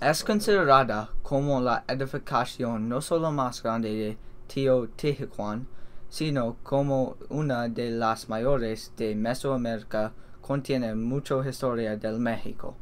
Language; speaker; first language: Spanish; non-native, learner; English